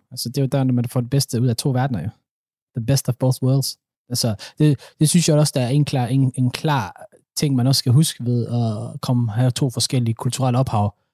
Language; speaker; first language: Danish; early bilingual, other home language; Somali